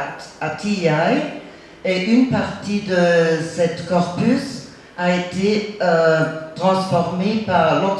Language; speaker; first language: French; non-native, fluent; German